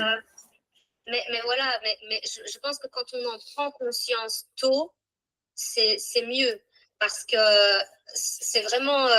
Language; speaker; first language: French; native; French